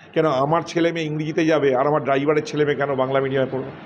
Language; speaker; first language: Bangla; native; Bangla